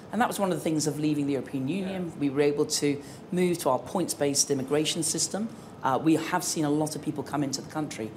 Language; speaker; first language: English; native; English